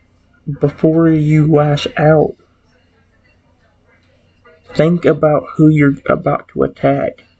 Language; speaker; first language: English; native; English